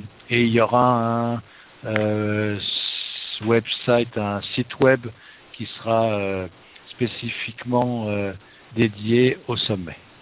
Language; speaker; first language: French; native; French